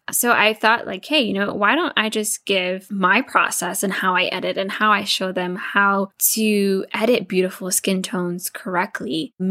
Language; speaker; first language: English; native; English